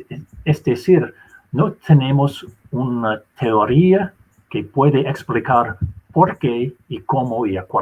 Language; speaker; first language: Spanish; non-native, fluent; English